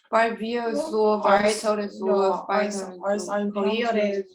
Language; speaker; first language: German; non-native, fluent; Korean